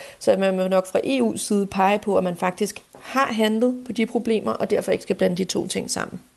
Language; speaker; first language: Danish; native; Danish